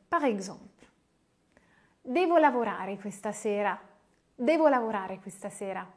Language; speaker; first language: Italian; non-native, fluent; French